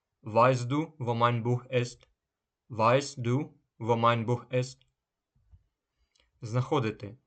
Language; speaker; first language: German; non-native, fluent; Ukrainian